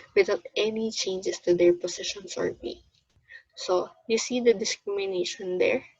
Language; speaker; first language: English; non-native, local second language; Filipino